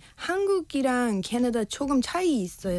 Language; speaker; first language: Korean; non-native, learner; English